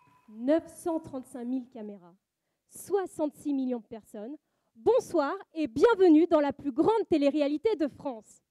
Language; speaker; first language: French; native; French